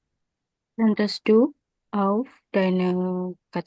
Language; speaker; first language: German; non-native, learner; Indonesian